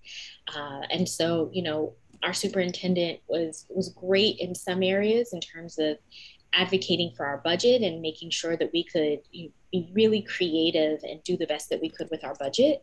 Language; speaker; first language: English; native; English